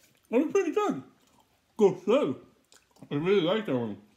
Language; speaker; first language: English; native; English